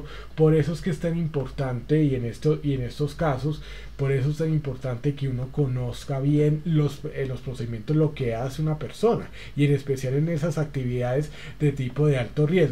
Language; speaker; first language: Spanish; native; Spanish